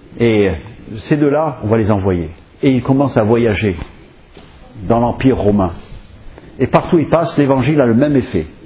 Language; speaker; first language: French; non-native, fluent; English